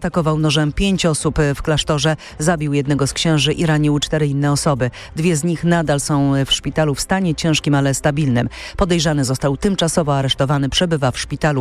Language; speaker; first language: Polish; native; Polish